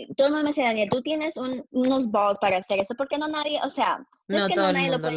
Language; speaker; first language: Spanish; early bilingual, heritage; Spanish